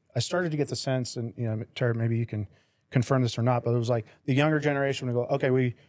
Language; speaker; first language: English; native; English